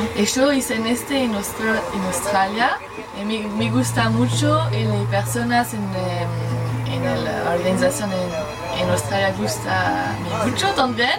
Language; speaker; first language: Spanish; non-native, learner; French